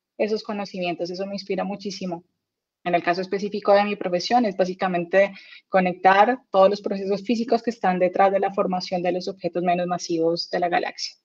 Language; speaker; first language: Spanish; native; Spanish